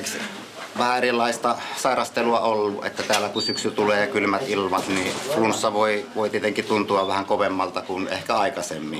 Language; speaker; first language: Finnish; native; Finnish